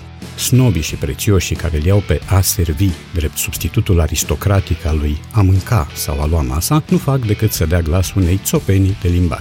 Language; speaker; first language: Romanian; native; Romanian